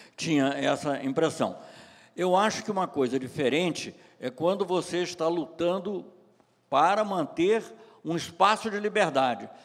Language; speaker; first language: Portuguese; native; Portuguese